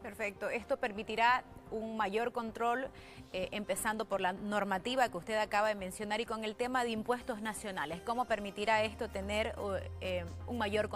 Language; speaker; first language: Spanish; native; Spanish